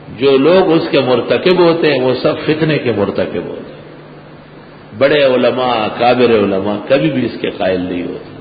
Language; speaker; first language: Urdu; non-native, local second language; Pashto